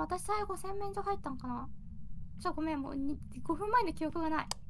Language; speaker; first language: Japanese; native; Japanese